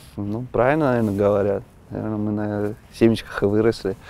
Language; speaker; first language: Russian; native; Russian